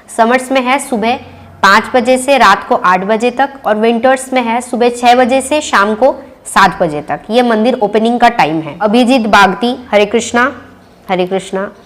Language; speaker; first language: Hindi; non-native, local second language; Bangla